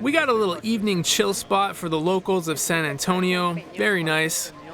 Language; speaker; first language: English; native; English